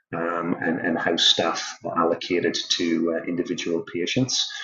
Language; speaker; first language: English; native; English